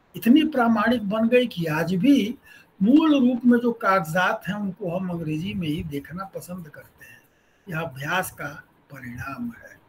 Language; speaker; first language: Hindi; native; Hindi